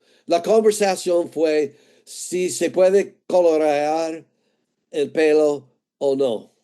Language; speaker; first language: Spanish; non-native, fluent; English